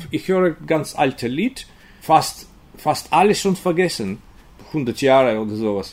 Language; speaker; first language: German; non-native, learner; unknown